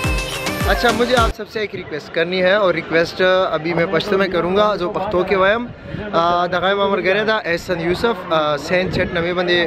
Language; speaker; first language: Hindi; non-native, local second language; Pashto